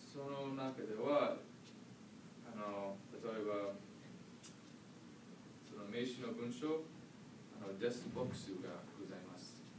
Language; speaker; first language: Japanese; non-native, learner; English